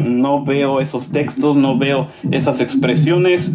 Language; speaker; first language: Spanish; native; Spanish